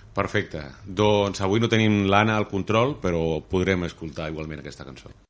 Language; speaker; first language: Catalan; native; Catalan